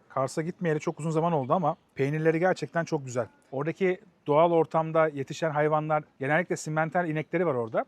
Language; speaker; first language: Turkish; native; Turkish